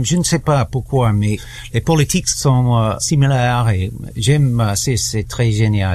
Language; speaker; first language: French; non-native, learner; English